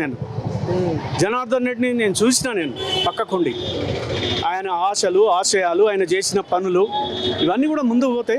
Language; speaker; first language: Telugu; native; Telugu